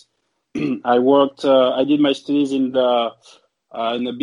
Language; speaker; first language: English; non-native, fluent; French